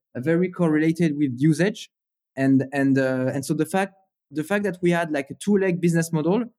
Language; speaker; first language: English; non-native, fluent; French